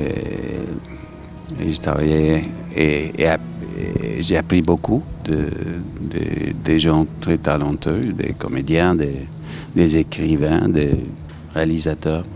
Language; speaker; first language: French; non-native, fluent; English